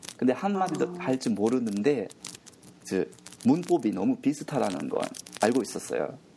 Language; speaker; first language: Korean; non-native, fluent; Japanese